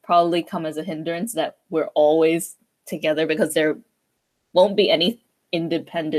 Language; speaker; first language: English; non-native, local second language; Cantonese